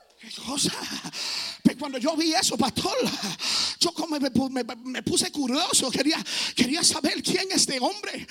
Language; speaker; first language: Spanish; early bilingual, heritage; Spanish